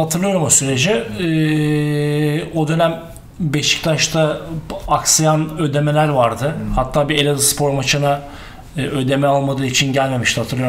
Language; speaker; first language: Turkish; native; Turkish